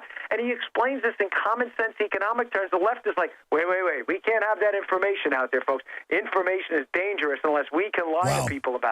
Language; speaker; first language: English; native; English